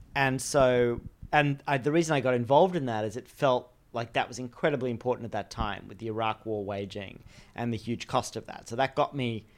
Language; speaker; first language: English; native; English